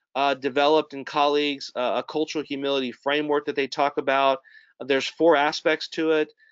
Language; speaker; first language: English; native; English